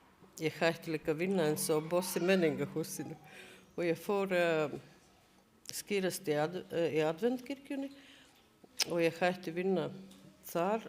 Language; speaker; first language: Icelandic; non-native, learner; Latvian